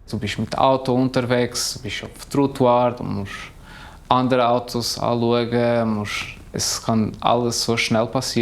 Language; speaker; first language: German; non-native, learner; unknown